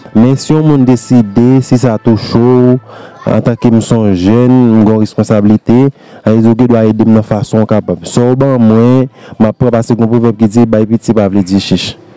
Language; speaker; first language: Haitian Creole; native; Haitian Creole